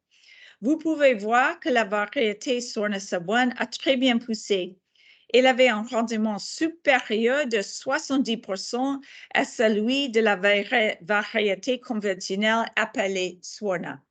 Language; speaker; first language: French; non-native, fluent; English